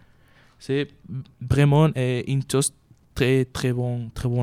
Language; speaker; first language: French; non-native, learner; Spanish